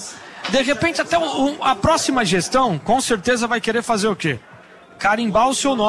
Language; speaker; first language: Portuguese; native; Portuguese